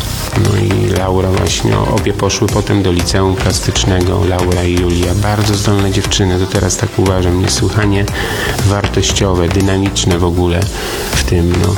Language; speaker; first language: Polish; native; Polish